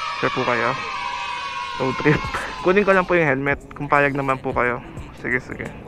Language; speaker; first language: Filipino; native; Filipino